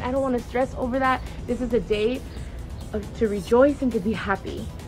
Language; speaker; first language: English; early bilingual, other home language; Spanish